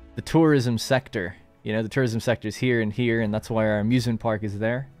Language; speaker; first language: English; native; English